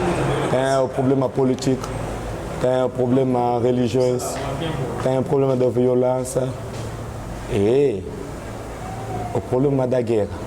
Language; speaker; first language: Portuguese; non-native, learner; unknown